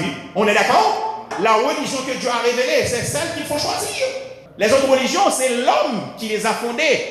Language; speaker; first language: French; non-native, local second language; Haitian Creole